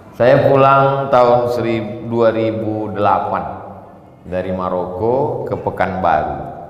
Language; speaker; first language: Indonesian; non-native, local second language; Malay